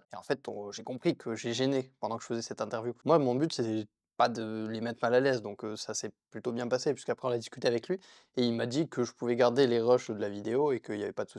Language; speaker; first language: French; native; French